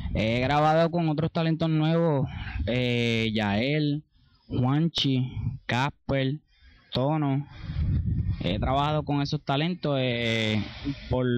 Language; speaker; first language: Spanish; native; Spanish